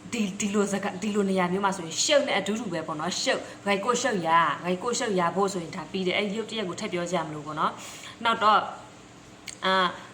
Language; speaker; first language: Burmese; non-native, local second language; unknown